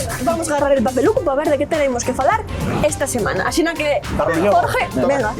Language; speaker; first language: Spanish; native; Spanish